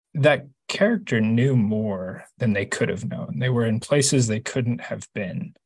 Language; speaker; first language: English; native; English